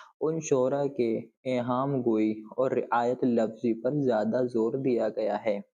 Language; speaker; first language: Urdu; native; Urdu